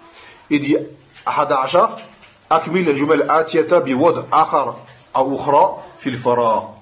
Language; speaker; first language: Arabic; non-native, fluent; French